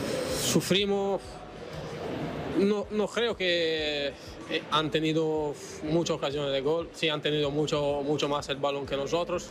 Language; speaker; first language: Spanish; non-native, fluent; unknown